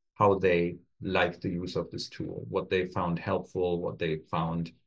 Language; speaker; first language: English; non-native, fluent; German